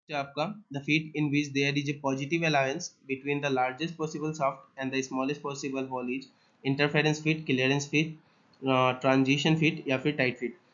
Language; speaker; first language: Hindi; non-native, local second language; Assamese